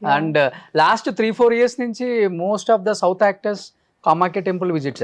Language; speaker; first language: Telugu; native; Telugu